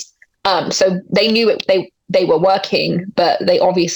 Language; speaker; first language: English; native; English